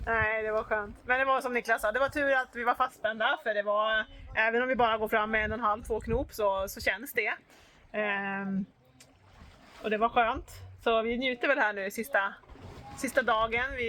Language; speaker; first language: Swedish; native; Swedish